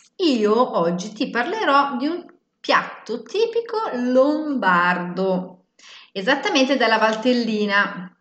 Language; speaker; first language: Italian; native; Italian